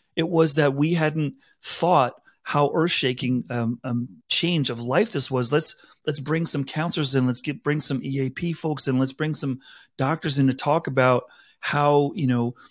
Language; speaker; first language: English; native; English